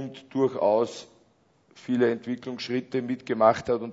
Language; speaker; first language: German; native; German